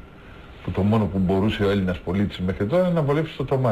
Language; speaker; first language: Greek; native; Greek